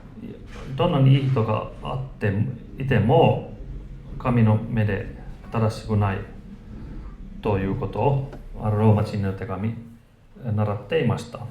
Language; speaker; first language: Japanese; non-native, fluent; Finnish